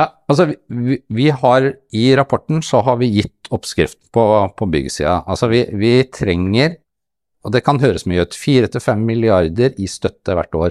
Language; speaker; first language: Norwegian; native; Norwegian